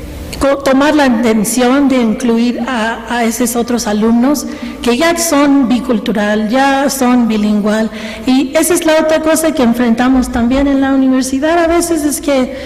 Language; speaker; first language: Spanish; early bilingual, heritage; Spanish